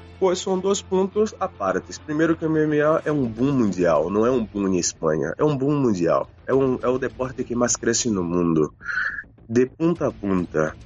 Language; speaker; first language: Portuguese; native; Portuguese